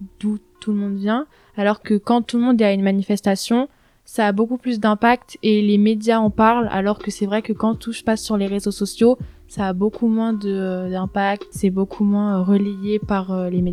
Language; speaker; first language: French; native; French